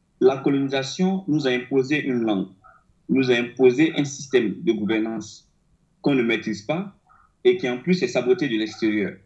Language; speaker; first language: French; non-native, local second language; Akan